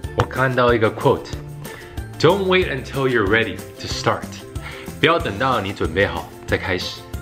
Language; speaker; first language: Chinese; early bilingual, heritage; Chinese